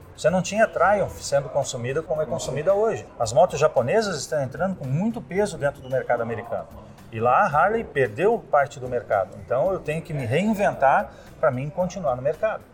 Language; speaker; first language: Portuguese; native; Portuguese